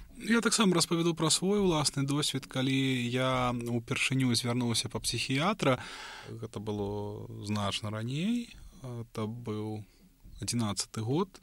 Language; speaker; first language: Belarusian; non-native, local second language; Russian